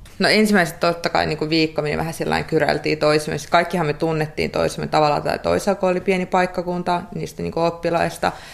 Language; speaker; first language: Finnish; early bilingual, other home language; Russian